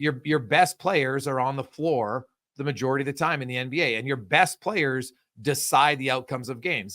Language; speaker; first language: English; native; English